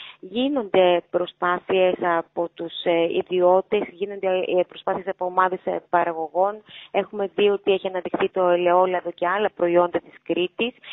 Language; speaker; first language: Greek; native; Greek